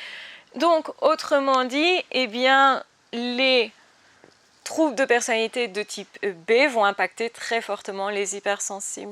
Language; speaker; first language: French; native; French